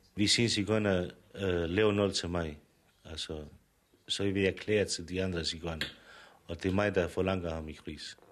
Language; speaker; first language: Danish; non-native, fluent; Romany